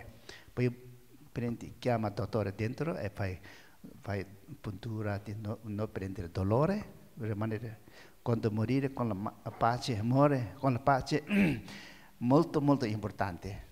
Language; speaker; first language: Italian; non-native, learner; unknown